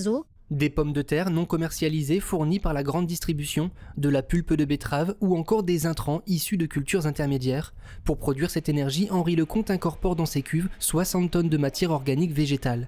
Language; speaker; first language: French; native; French